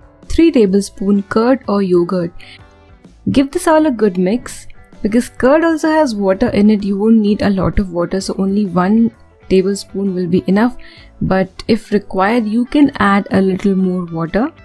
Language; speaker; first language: English; non-native, local second language; Hindi